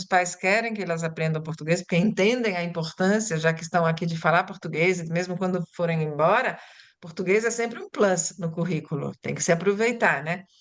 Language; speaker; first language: Portuguese; early bilingual, other home language; Italian